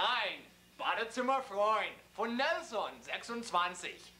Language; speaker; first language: German; non-native, learner; English